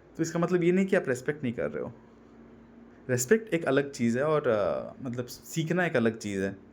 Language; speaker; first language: Hindi; non-native, local second language; Bangla